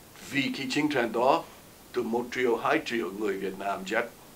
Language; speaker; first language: Vietnamese; non-native, fluent; English